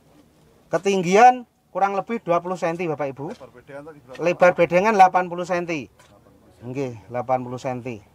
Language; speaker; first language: Indonesian; non-native, local second language; Javanese